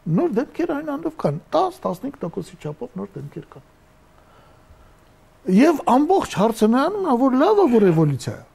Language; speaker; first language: Armenian; native; Armenian